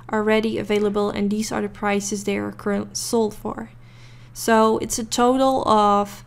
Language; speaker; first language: English; non-native, fluent; Dutch